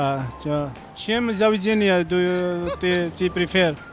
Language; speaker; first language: Russian; non-native, learner; Georgian